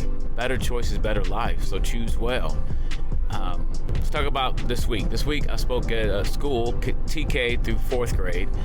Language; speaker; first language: English; native; English